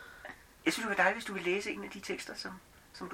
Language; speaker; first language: Danish; native; Danish